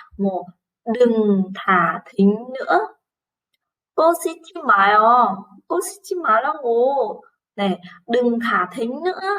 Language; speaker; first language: Korean; non-native, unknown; Vietnamese